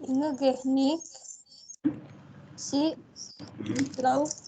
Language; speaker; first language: German; non-native, learner; Indonesian